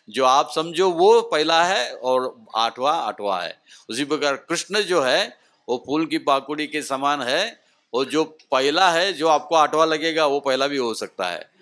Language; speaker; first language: Hindi; non-native, local second language; Marathi